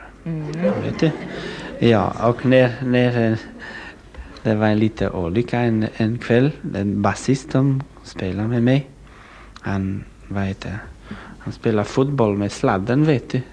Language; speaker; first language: Swedish; non-native, learner; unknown